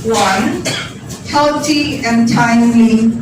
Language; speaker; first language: English; non-native, local second language; Filipino